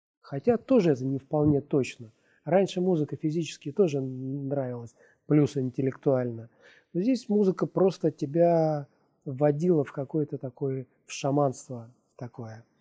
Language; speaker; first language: Russian; native; Russian